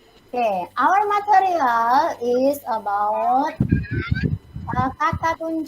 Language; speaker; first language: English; non-native, learner; Indonesian